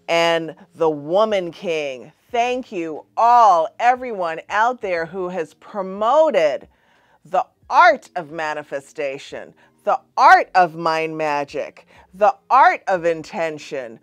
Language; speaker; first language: English; native; English